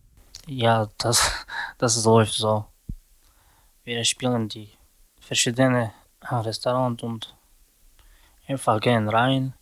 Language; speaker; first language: German; non-native, learner; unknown